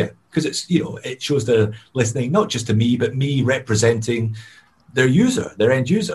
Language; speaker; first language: English; native; English